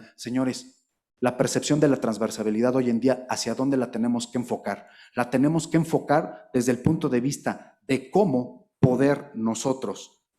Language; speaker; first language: Spanish; native; Spanish